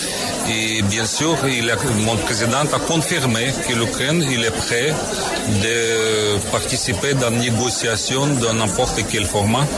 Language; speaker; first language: French; non-native, fluent; Ukrainian